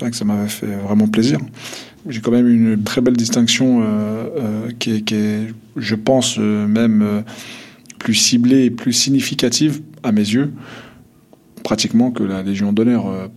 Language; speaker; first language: French; non-native, local second language; Kabyle